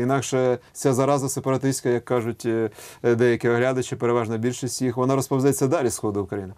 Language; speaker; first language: Ukrainian; native; Ukrainian